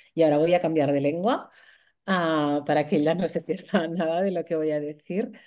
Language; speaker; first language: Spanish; non-native, local second language; Catalan